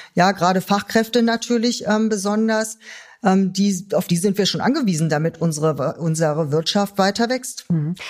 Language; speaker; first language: German; native; German